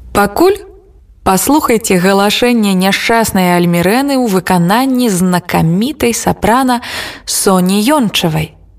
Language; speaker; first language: Belarusian; native; Belarusian